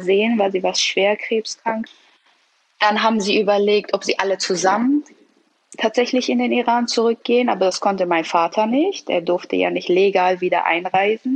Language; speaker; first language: German; early bilingual, other home language; Persian